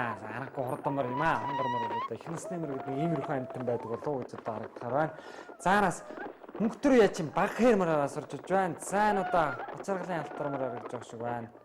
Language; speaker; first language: Mongolian; native; Mongolian